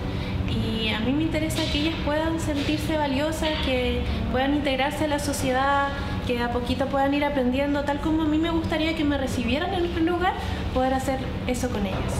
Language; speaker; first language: Spanish; native; Spanish